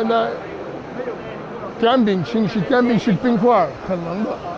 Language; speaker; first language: Chinese; non-native, fluent; English